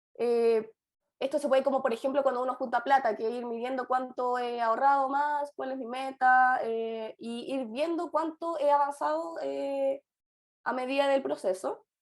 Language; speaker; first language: Spanish; native; Spanish